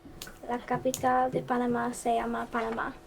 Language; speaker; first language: Spanish; non-native, learner; English